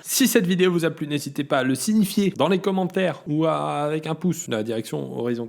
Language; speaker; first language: French; native; French